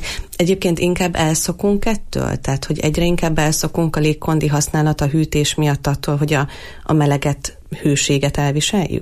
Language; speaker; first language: Hungarian; native; Hungarian